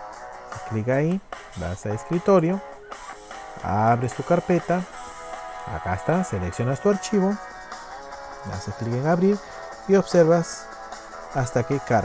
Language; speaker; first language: Spanish; native; Spanish